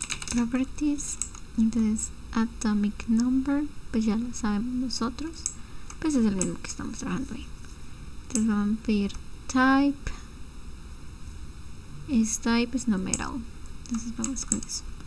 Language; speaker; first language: Spanish; native; Spanish